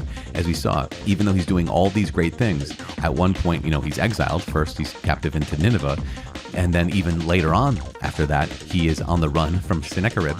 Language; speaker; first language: English; native; English